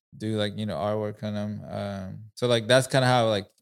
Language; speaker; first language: English; non-native, local second language; Kinyarwanda